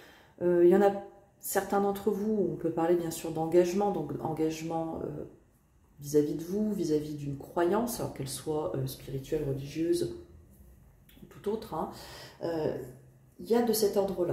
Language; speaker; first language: French; native; French